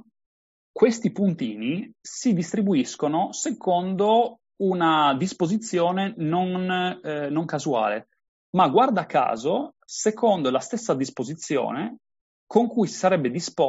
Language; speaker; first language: Italian; native; Italian